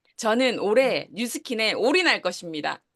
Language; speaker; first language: Korean; native; Korean